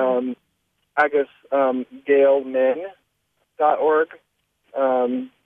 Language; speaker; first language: Irish; non-native, learner; English